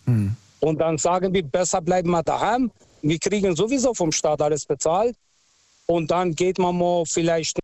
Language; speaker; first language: German; non-native, local second language; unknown